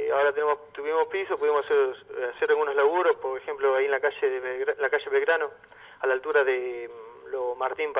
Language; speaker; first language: Spanish; native; Spanish